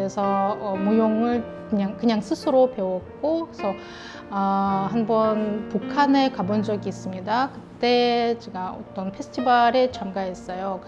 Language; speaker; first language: Korean; non-native, fluent; Russian